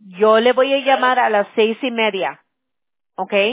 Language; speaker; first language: Spanish; early bilingual, heritage; Spanish